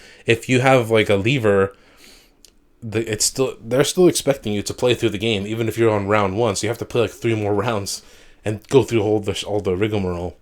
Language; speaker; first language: English; native; English